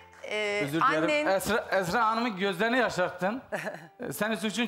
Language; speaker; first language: Turkish; native; Turkish